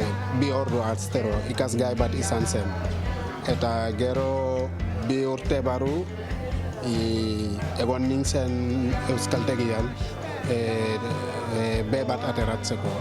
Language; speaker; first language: Basque; non-native, fluent; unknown